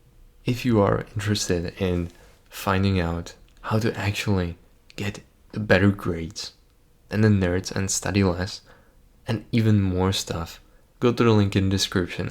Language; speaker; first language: English; non-native, fluent; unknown